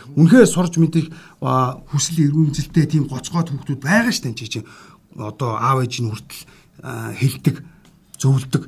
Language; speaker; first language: Mongolian; native; Mongolian